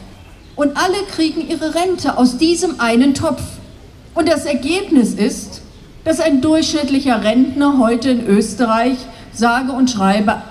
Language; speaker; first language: German; native; German